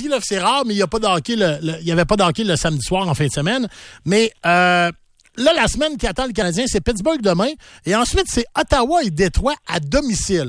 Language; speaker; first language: French; native; French